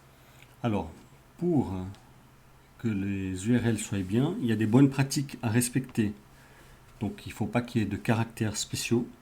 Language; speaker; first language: French; native; French